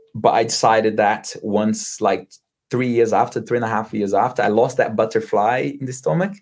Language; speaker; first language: English; non-native, fluent; Portuguese